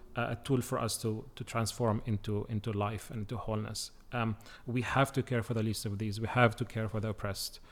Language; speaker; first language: English; non-native, fluent; Arabic